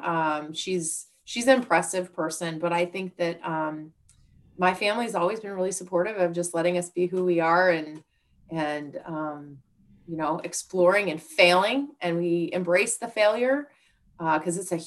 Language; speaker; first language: English; native; English